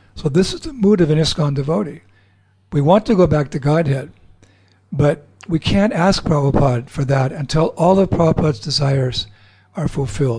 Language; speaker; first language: English; native; English